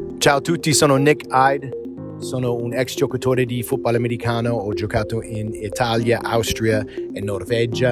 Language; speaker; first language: Italian; non-native, fluent; English